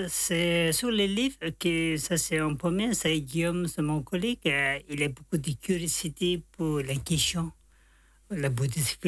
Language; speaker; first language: French; non-native, learner; Tibetan